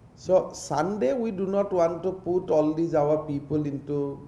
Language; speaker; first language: English; non-native, local second language; Assamese